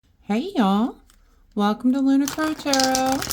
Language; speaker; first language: English; native; English